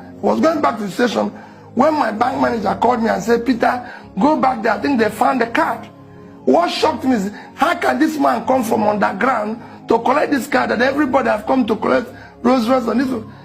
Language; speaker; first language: English; non-native, local second language; Igbo